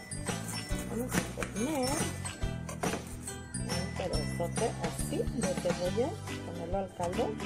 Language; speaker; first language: Spanish; native; Spanish